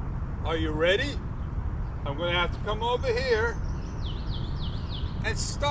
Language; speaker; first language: English; native; English